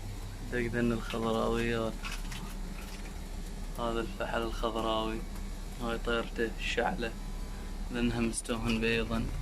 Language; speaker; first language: Arabic; native; Arabic